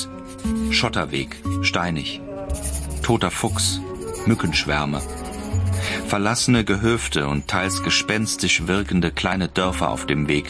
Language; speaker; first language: German; native; German